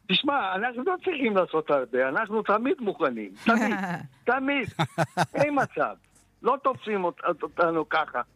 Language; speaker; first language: Hebrew; non-native, fluent; Portuguese